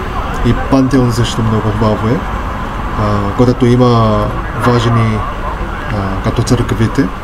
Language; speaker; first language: Bulgarian; non-native, learner; Korean